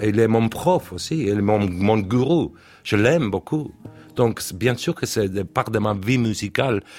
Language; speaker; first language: French; non-native, learner; English